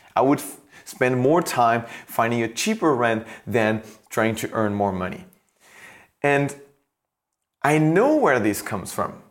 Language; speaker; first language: English; non-native, fluent; French